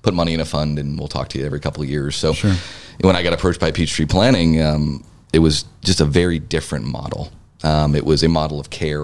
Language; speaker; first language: English; native; English